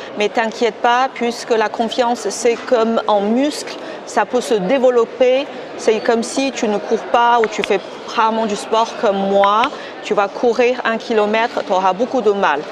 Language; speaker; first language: French; non-native, fluent; Chinese